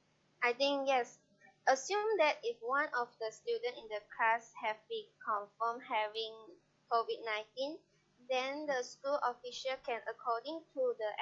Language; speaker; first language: English; non-native, learner; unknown